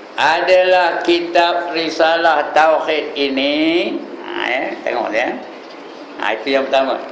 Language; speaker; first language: Malay; native; Malay